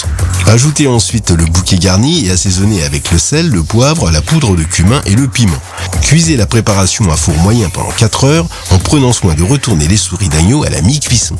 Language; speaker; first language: French; native; French